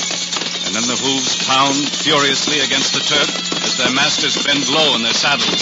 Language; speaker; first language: English; native; English